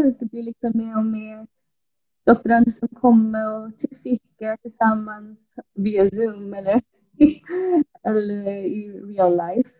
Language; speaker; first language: Swedish; non-native, fluent; English